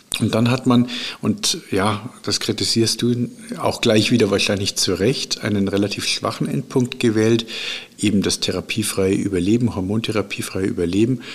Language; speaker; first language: German; native; German